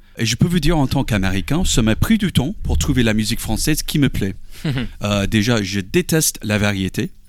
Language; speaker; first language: French; non-native, fluent; English